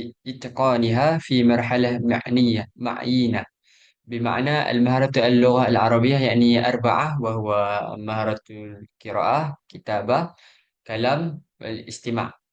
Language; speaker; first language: Arabic; non-native, learner; Malay